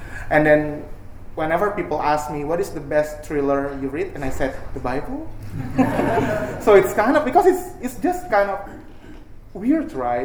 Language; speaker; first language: English; non-native, fluent; Indonesian